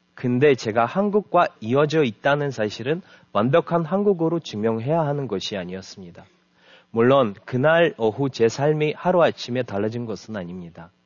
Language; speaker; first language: Korean; non-native, fluent; Russian